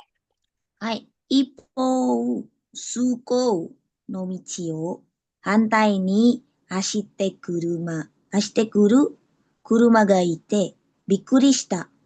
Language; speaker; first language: Japanese; non-native, learner; Indonesian